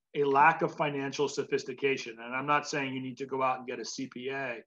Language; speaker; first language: English; native; English